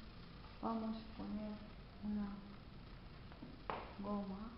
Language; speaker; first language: Spanish; non-native, learner; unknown